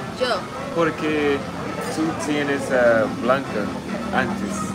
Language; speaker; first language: Spanish; non-native, learner; English